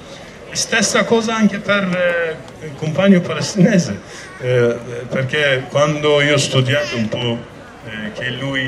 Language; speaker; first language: Italian; non-native, learner; Kurdish